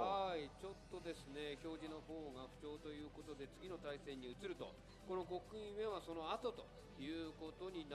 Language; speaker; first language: Japanese; native; Japanese